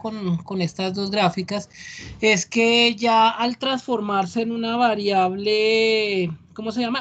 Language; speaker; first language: Spanish; native; Spanish